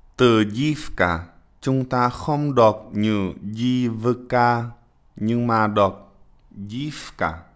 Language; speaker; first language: Vietnamese; non-native, fluent; Czech